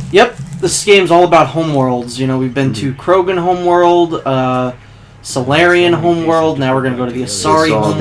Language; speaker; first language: English; native; English